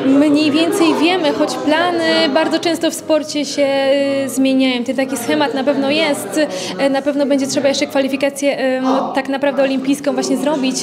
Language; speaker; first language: Polish; native; Polish